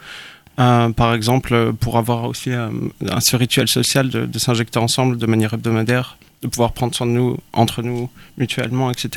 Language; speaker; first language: French; native; French